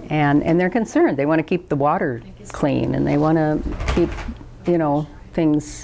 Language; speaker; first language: English; native; English